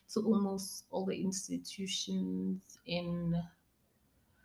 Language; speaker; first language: English; non-native, local second language; Northern Sotho